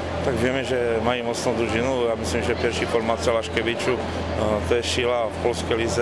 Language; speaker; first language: Polish; non-native, learner; Czech